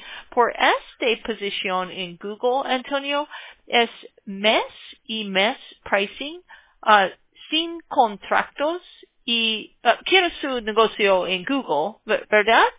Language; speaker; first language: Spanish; non-native, learner; English